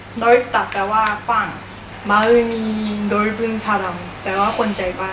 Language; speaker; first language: Korean; non-native, fluent; Thai